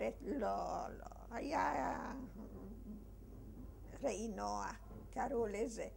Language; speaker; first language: Hebrew; early bilingual, other home language; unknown